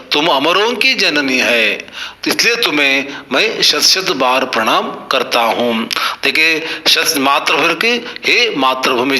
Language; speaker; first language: Hindi; non-native, local second language; Kannada